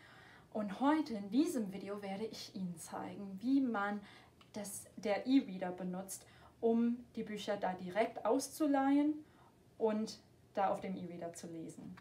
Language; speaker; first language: German; non-native, fluent; English